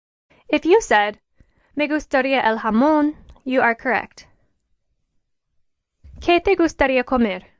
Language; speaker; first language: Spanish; non-native, fluent; English